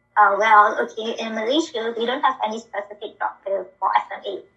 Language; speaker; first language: English; non-native, local second language; Malay